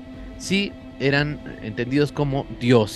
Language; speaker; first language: Spanish; native; Spanish